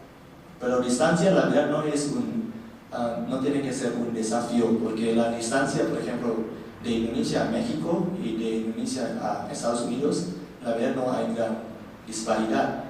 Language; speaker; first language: Spanish; non-native, learner; Indonesian